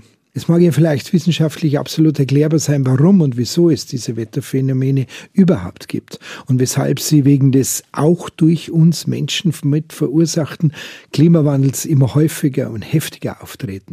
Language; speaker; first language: German; native; German